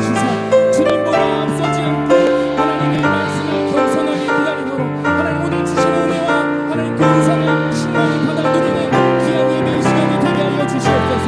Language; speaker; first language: Korean; native; Korean